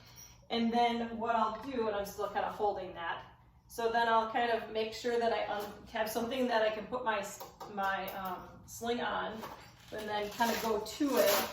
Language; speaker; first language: English; native; English